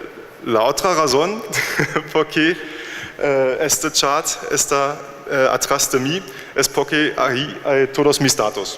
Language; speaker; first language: Spanish; non-native, learner; German